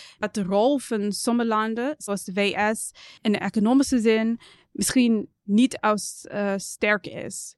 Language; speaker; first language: Dutch; non-native, fluent; English